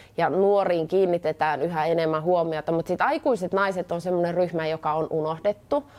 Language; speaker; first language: Finnish; native; Finnish